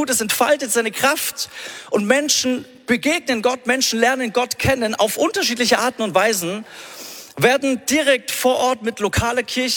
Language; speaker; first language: German; native; German